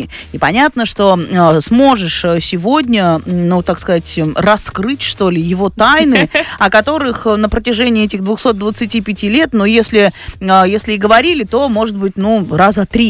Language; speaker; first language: Russian; native; Russian